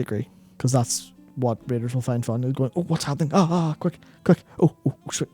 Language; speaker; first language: English; native; English